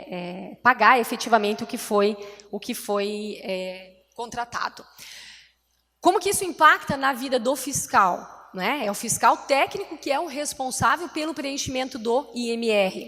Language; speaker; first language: Portuguese; native; Portuguese